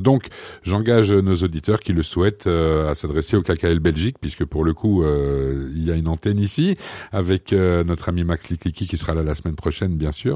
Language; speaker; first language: French; native; French